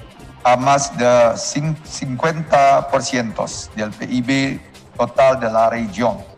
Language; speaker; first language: Spanish; non-native, learner; Indonesian